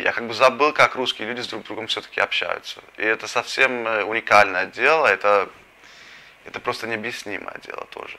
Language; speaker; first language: Russian; early bilingual, heritage; Russian